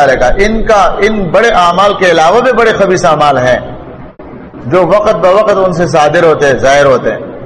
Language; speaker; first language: Urdu; non-native, local second language; Pashto